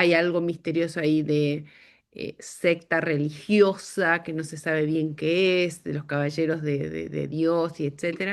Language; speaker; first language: Spanish; native; Spanish